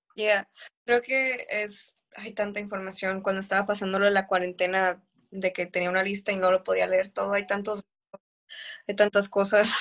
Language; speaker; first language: Spanish; early bilingual, heritage; Spanish